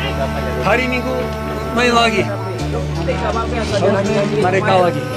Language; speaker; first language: Indonesian; non-native, fluent; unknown